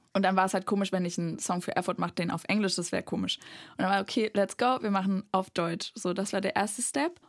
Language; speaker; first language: German; native; German